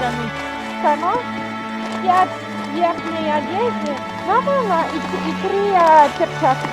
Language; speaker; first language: Russian; non-native, learner; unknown